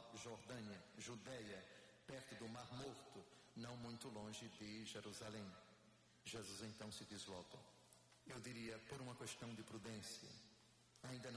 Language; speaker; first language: Portuguese; native; Portuguese